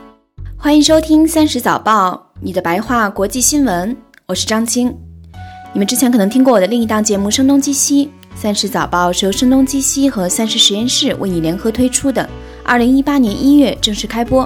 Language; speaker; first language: Chinese; native; Chinese